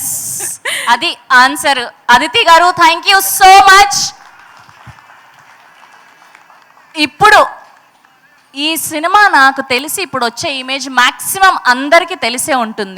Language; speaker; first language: Telugu; native; Telugu